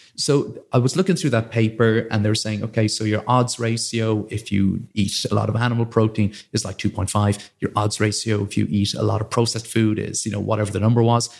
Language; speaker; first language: English; native; English